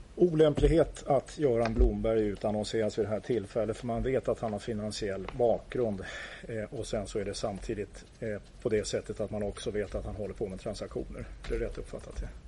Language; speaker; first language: Swedish; native; Swedish